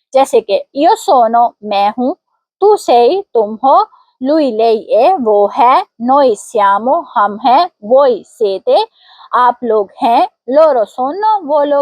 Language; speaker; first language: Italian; non-native, fluent; Urdu